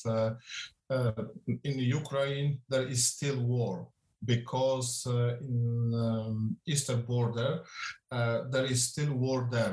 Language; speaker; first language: English; non-native, fluent; Polish